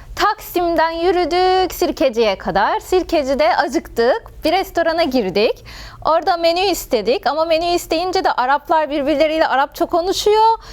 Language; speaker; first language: Turkish; non-native, fluent; Arabic